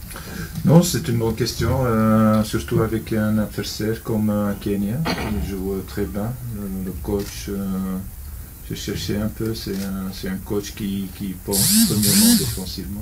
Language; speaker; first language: French; non-native, local second language; Dutch